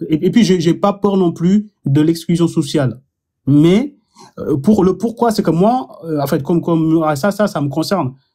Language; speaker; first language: French; non-native, local second language; Wolof